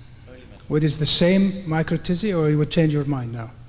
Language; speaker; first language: English; non-native, fluent; Arabic